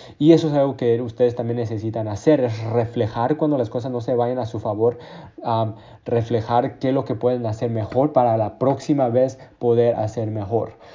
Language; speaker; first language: Spanish; early bilingual, heritage; Spanish